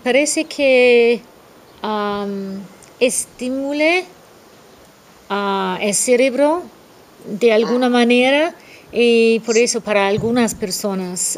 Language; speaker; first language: Spanish; non-native, fluent; English